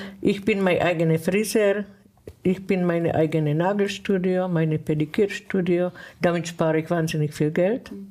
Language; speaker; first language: German; non-native, fluent; Czech